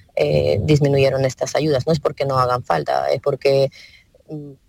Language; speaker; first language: Spanish; non-native, fluent; Ukrainian